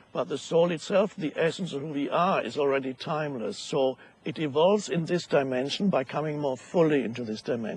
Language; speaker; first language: English; non-native, fluent; German